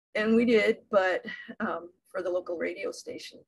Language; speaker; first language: English; native; English